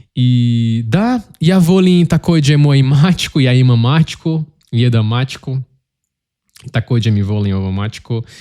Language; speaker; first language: Bosnian; non-native, learner; Portuguese